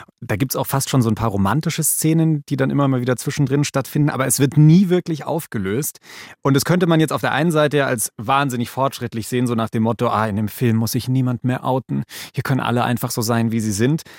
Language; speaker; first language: German; native; German